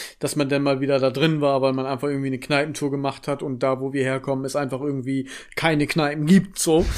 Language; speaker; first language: German; native; German